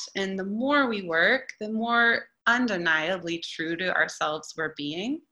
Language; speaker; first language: English; native; English